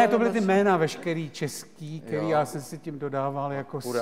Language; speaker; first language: Czech; native; Czech